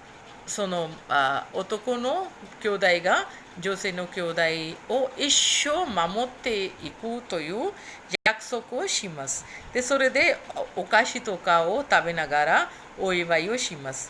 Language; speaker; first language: Japanese; non-native, fluent; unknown